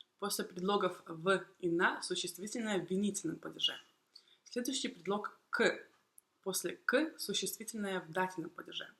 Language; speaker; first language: Russian; native; Russian